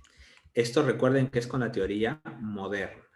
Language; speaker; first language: Spanish; native; Spanish